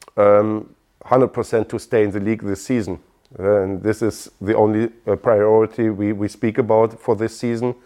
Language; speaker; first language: English; non-native, fluent; German